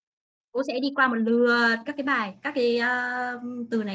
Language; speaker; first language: Vietnamese; native; Vietnamese